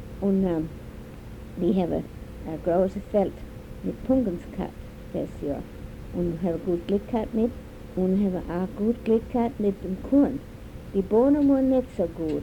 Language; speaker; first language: German; early bilingual, heritage; German